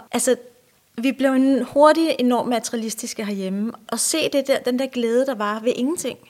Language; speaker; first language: Danish; native; Danish